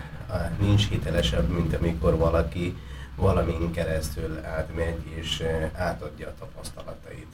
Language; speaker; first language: Hungarian; non-native, fluent; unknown